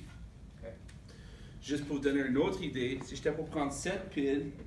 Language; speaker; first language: French; native; French